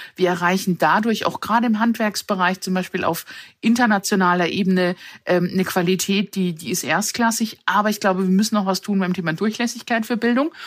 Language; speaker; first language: German; early bilingual, other home language; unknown